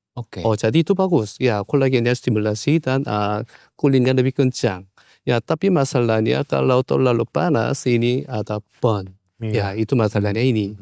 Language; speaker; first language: Indonesian; non-native, learner; Korean